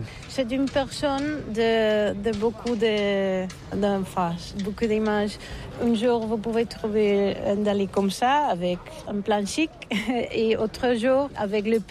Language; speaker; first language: French; non-native, learner; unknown